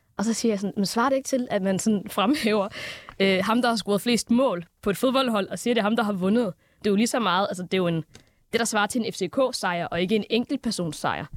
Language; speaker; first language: Danish; early bilingual, other home language; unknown